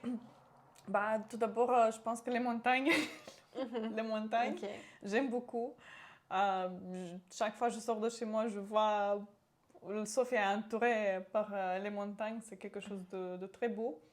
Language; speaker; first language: French; non-native, local second language; Romanian